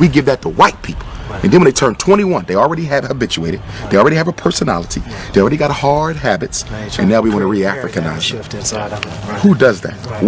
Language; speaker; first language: English; native; English